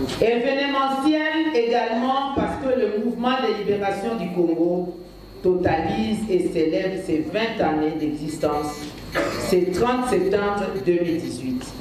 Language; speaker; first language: French; non-native, local second language; Lingala